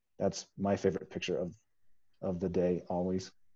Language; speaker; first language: English; native; English